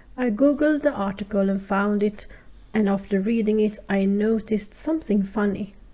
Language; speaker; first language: English; non-native, fluent; Swedish